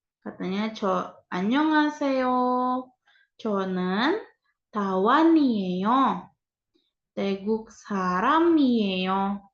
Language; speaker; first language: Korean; non-native, fluent; Indonesian